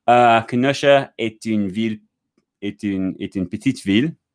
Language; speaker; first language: French; non-native, learner; English